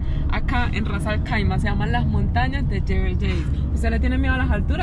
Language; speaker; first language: Spanish; native; Spanish